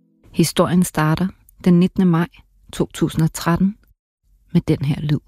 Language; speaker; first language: Danish; native; Danish